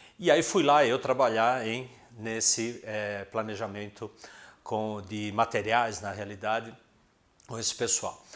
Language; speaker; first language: Portuguese; early bilingual, other home language; Spanish